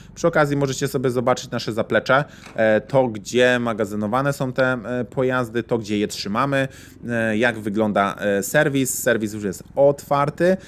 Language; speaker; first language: Polish; native; Polish